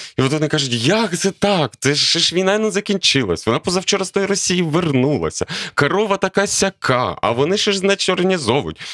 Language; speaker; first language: Ukrainian; native; Ukrainian